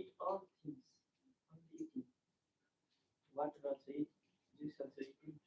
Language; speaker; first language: English; non-native, learner; Nepali